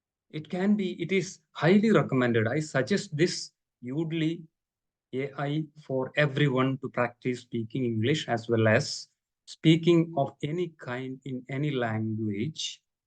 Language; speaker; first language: English; non-native, local second language; Malayalam